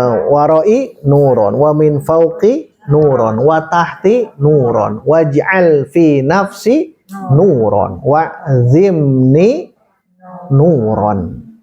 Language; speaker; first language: Arabic; non-native, fluent; Indonesian